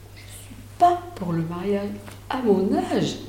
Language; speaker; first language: French; native; French